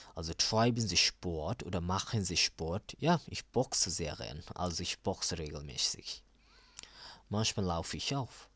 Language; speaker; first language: German; non-native, learner; Bangla